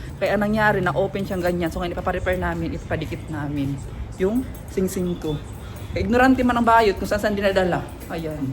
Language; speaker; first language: Filipino; non-native, local second language; Cebuano